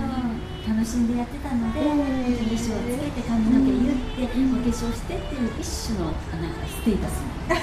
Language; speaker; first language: Japanese; native; Japanese